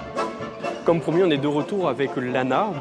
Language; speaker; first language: French; native; French